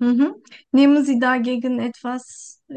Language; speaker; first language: German; non-native, learner; Turkish